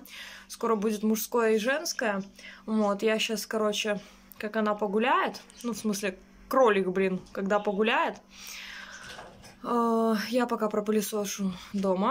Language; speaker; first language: Russian; native; Russian